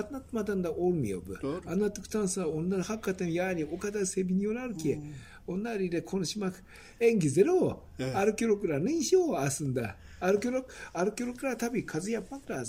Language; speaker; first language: Turkish; non-native, fluent; Japanese